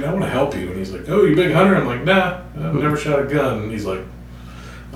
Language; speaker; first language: English; native; English